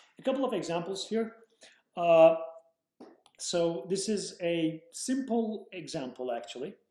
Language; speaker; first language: English; non-native, fluent; Turkish